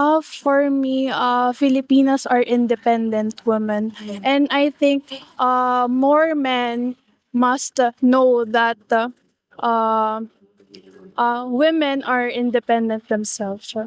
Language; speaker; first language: English; non-native, local second language; Bikol